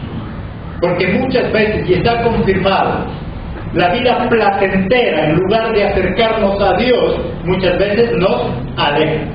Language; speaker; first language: Spanish; native; Spanish